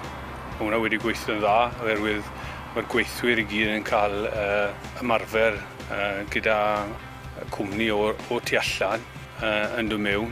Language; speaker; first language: Welsh; native; Welsh